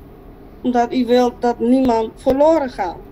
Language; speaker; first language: Dutch; non-native, local second language; Papiamento